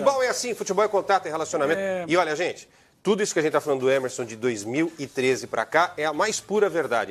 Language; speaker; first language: Portuguese; native; Portuguese